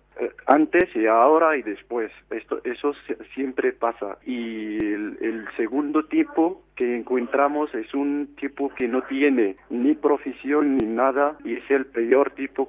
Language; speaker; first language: Spanish; non-native, fluent; Arabic